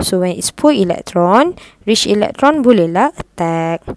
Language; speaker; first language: English; non-native, local second language; Malay